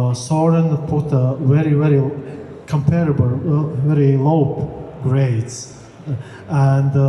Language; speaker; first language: English; non-native, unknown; Latvian